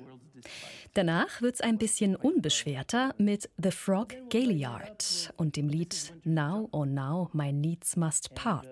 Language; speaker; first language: German; native; German